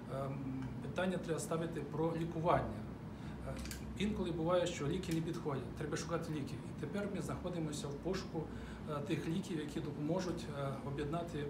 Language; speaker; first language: Ukrainian; native; Ukrainian